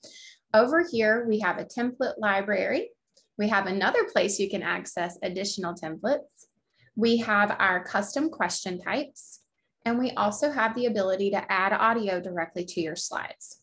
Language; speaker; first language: English; native; English